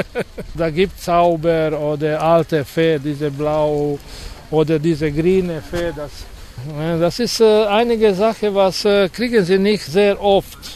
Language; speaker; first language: German; non-native, fluent; Croatian